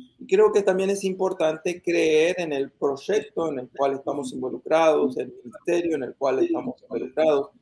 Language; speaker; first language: Spanish; native; Spanish